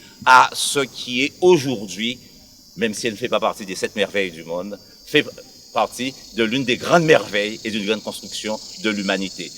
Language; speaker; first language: French; native; French